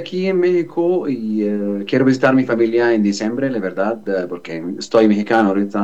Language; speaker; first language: Spanish; non-native, learner; Arabic